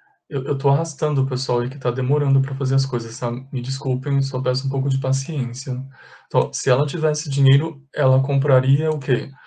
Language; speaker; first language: Portuguese; native; Portuguese